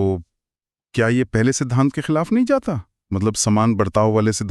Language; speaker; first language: Hindi; native; Hindi